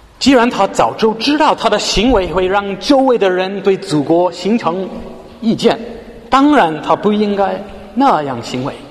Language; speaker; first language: Chinese; non-native, fluent; English